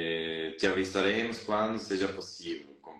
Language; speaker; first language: Portuguese; non-native, fluent; Spanish